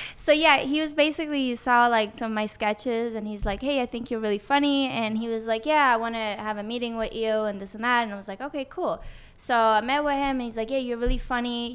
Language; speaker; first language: English; non-native, fluent; Swedish